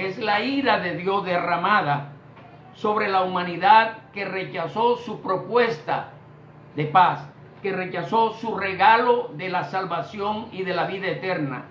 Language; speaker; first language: Spanish; native; Spanish